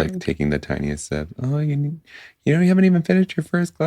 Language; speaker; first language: English; native; English